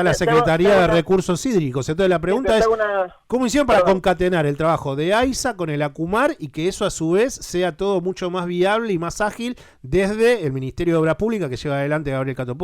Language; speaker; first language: Spanish; native; Spanish